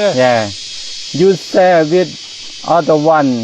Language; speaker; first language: English; non-native, learner; Thai